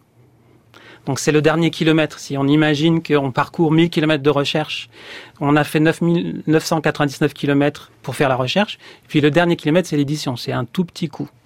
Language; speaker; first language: French; native; French